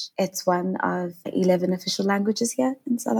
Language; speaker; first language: English; non-native, local second language; Southern Sotho